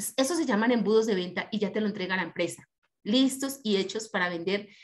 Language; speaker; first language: Spanish; native; Spanish